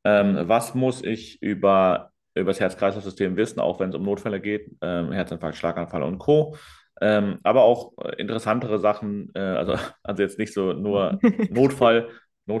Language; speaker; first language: German; native; German